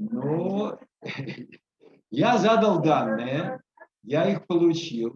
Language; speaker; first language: Russian; native; Russian